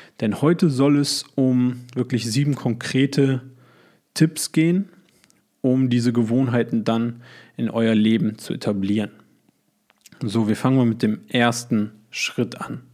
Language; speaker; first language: German; native; German